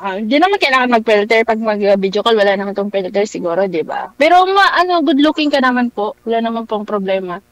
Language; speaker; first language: Filipino; non-native, local second language; Cebuano